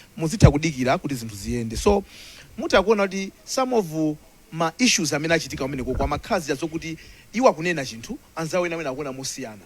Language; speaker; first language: Nyanja; non-native, local second language; Tumbuka